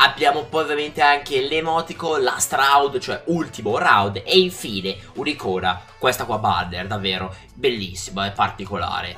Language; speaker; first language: Italian; native; Italian